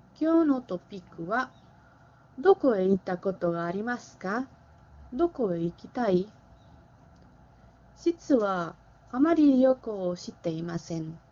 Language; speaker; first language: Japanese; non-native, learner; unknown